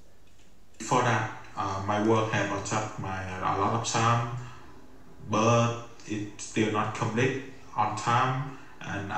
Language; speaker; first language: English; non-native, learner; Vietnamese